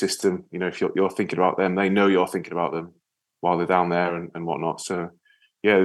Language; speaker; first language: English; native; English